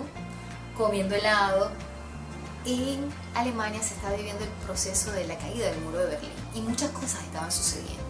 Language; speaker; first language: Spanish; native; Spanish